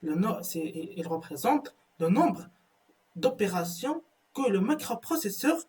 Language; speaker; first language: French; non-native, local second language; Arabic